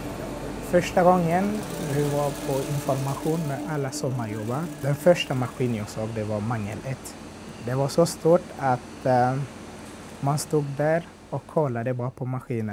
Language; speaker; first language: Swedish; non-native, fluent; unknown